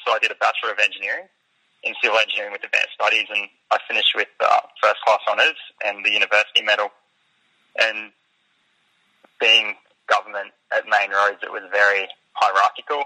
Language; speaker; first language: English; native; English